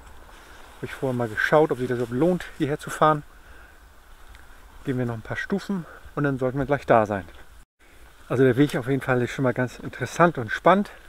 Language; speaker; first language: German; native; German